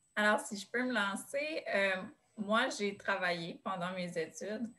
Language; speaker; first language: French; native; French